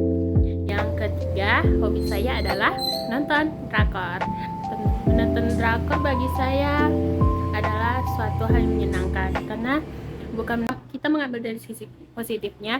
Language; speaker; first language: Indonesian; non-native, local second language; Minangkabau